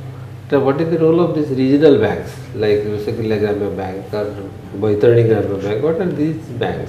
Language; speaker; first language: English; non-native, local second language; Odia